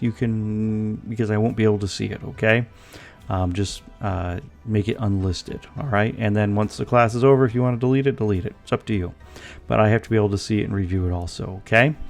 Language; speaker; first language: English; native; English